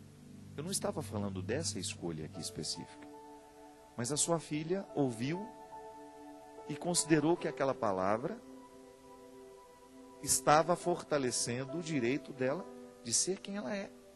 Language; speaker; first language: Portuguese; native; Portuguese